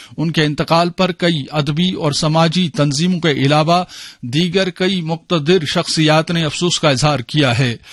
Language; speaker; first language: Urdu; non-native, local second language; Kashmiri